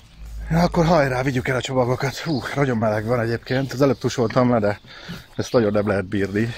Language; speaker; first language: Hungarian; native; Hungarian